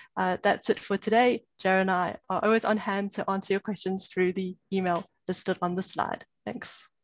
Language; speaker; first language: English; native; English